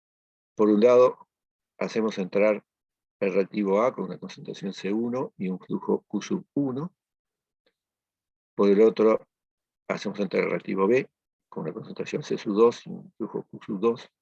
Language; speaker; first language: Spanish; native; Spanish